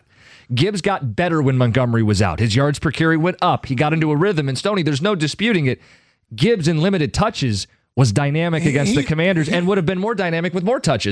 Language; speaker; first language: English; native; English